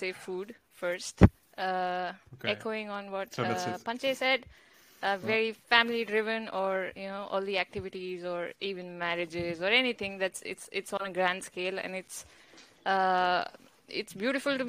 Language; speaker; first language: English; non-native, local second language; Hindi